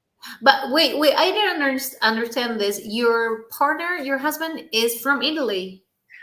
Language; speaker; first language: English; non-native, fluent; Spanish